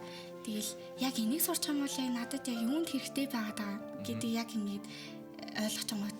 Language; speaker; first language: Mongolian; native; Mongolian